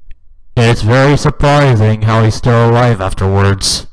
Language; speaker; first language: English; native; English